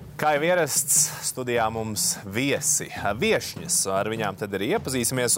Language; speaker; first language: Latvian; native; Latvian